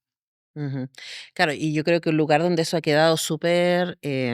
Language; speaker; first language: Spanish; native; Spanish